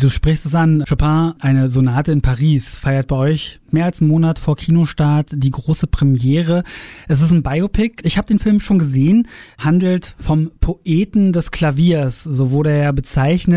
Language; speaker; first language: German; native; German